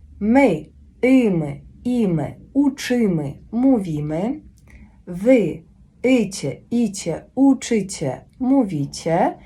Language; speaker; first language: Polish; non-native, fluent; Ukrainian